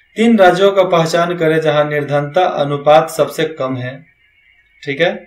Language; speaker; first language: Hindi; native; Hindi